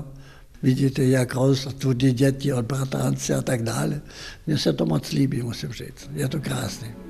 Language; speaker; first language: Czech; non-native, local second language; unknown